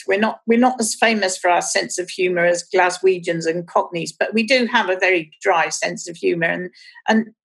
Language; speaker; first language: English; native; English